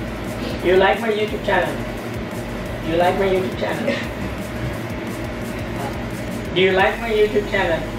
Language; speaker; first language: English; non-native, fluent; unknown